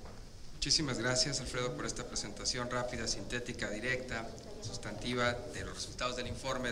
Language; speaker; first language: Spanish; native; Spanish